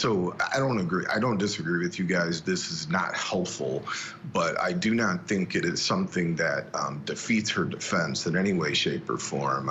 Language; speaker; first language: English; native; English